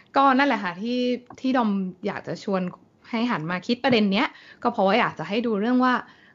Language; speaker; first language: Thai; native; Thai